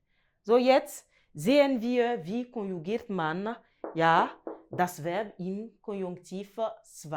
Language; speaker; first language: German; non-native, fluent; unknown